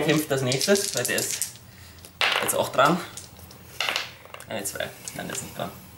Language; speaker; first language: German; native; German